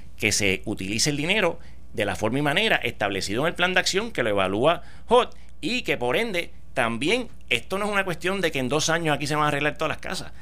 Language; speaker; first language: Spanish; native; Spanish